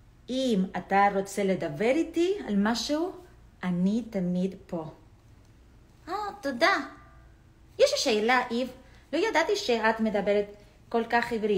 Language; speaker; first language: Hebrew; non-native, fluent; English